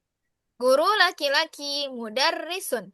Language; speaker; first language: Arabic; non-native, fluent; Indonesian